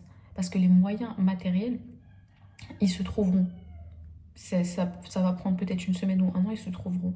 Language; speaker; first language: French; native; French